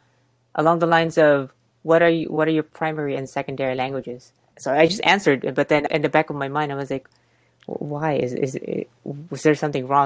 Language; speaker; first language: English; non-native, local second language; Cebuano